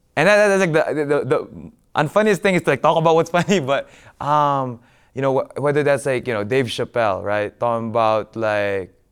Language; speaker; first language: English; non-native, local second language; Filipino